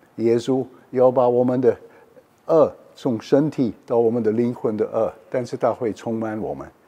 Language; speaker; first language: Chinese; non-native, fluent; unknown